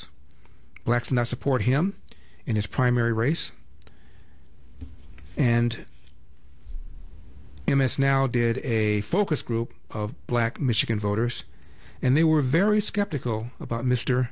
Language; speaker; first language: English; native; English